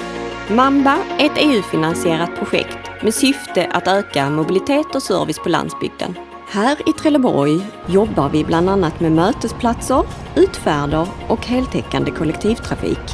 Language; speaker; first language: Swedish; native; Swedish